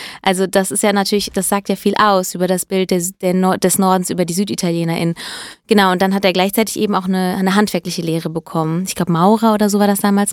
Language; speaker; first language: German; early bilingual, other home language; Italian